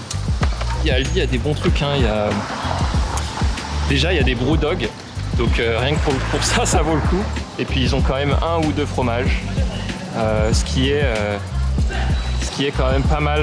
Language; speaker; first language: French; native; French